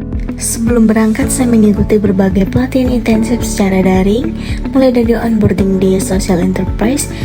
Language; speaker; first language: Indonesian; native; Indonesian